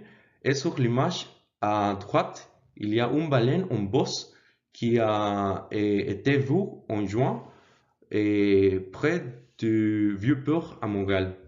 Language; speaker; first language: French; non-native, learner; Spanish